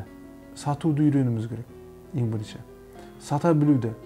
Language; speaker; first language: Kazakh; native; Kazakh